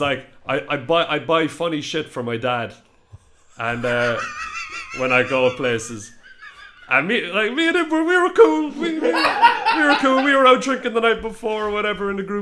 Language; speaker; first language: English; native; English